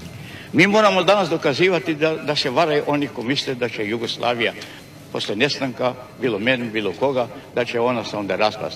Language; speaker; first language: Bosnian; native; Bosnian